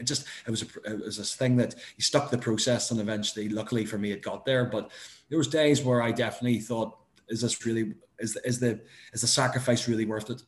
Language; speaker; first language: English; native; English